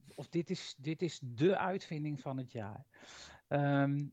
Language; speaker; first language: Dutch; native; Dutch